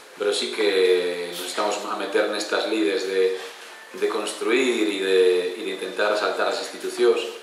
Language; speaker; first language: Galician; non-native, local second language; Spanish